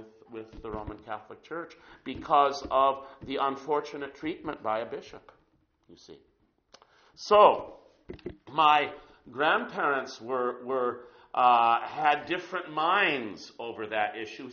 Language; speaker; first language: English; native; English